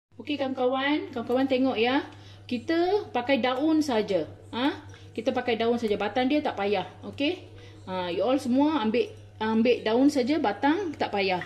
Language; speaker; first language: Malay; non-native, local second language; Tamil